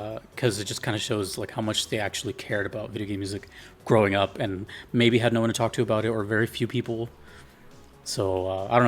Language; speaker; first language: English; native; English